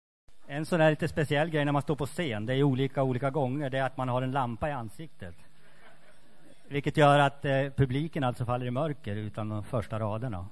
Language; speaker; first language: Swedish; native; Swedish